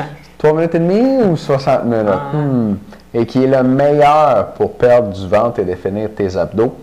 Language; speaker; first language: French; native; French